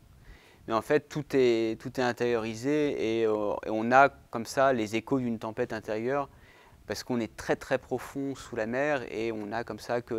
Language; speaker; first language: French; native; French